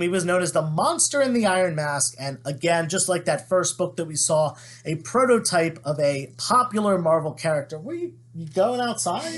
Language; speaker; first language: English; native; English